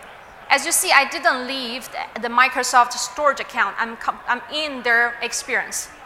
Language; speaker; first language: English; non-native, fluent; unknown